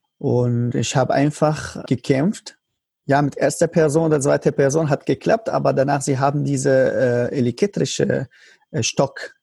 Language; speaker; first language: German; non-native, learner; Arabic